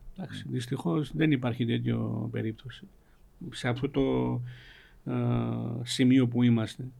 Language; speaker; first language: Greek; non-native, fluent; Georgian